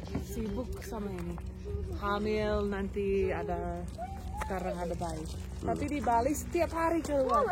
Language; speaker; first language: Indonesian; non-native, learner; English